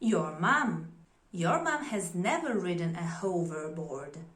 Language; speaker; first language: English; non-native, fluent; Polish